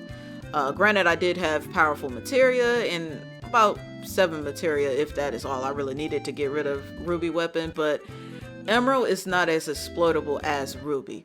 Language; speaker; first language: English; native; English